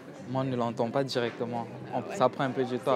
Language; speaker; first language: French; native; French